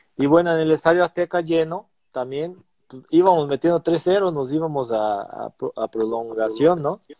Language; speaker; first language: Spanish; non-native, fluent; Portuguese